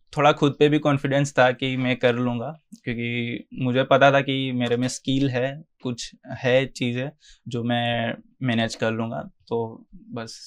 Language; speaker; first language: Hindi; non-native, local second language; Gujarati